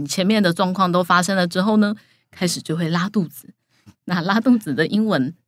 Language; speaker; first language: Chinese; native; Chinese